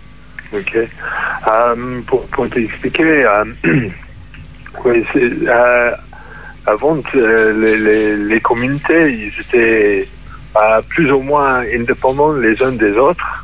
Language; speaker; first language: French; non-native, fluent; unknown